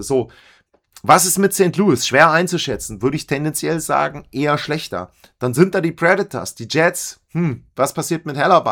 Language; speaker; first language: German; native; German